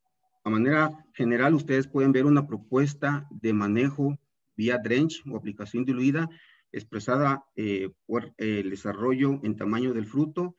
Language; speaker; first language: Spanish; native; Spanish